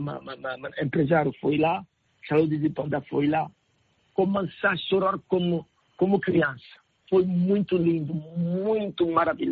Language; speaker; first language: Portuguese; non-native, learner; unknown